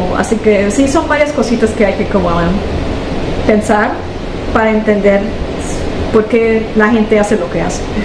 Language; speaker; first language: Spanish; early bilingual, heritage; German